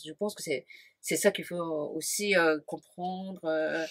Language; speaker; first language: French; non-native, fluent; Japanese